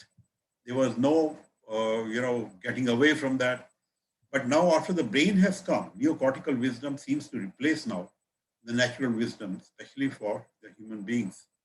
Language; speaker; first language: English; non-native, local second language; Hindi